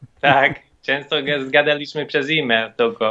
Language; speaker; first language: Polish; non-native, learner; English